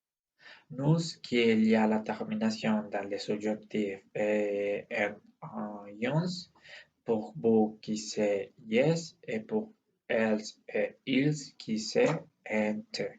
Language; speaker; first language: French; non-native, learner; Spanish